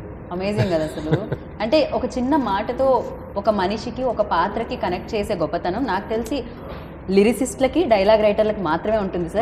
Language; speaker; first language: Telugu; native; Telugu